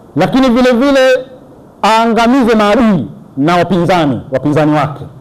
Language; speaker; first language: Swahili; native; Swahili